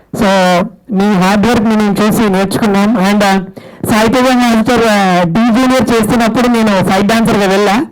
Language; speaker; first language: Telugu; native; Telugu